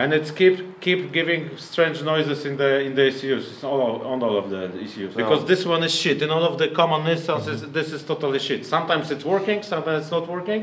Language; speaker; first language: English; non-native, fluent; Polish